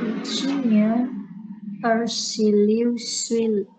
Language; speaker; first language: Chinese; non-native, learner; Indonesian